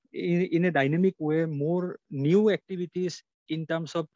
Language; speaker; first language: English; non-native, local second language; Assamese